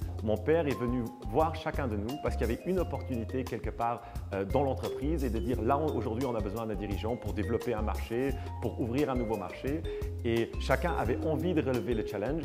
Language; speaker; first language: French; non-native, local second language; Luxembourgish